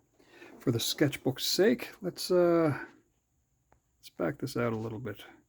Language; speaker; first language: English; native; English